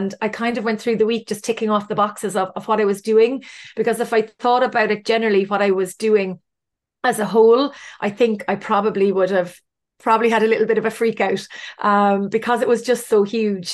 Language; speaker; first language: English; native; English